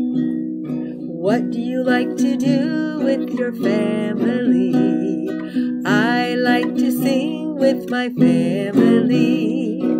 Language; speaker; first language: English; native; English